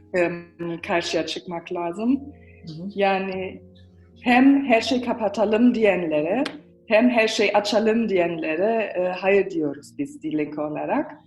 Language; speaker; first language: Turkish; early bilingual, heritage; Turkish